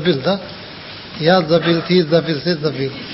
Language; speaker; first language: Russian; non-native, learner; Tibetan